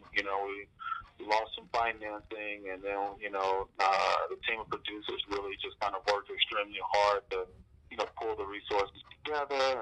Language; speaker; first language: English; native; English